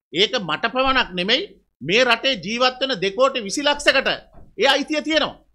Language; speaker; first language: Sinhala; native; Sinhala